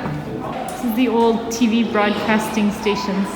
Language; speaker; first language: English; native; English